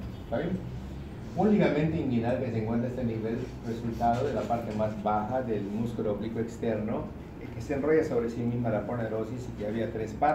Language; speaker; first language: Spanish; native; Spanish